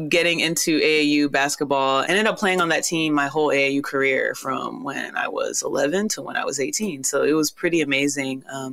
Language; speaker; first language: English; native; English